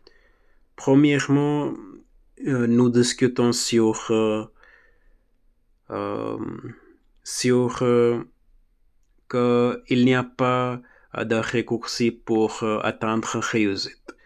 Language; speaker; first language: French; non-native, learner; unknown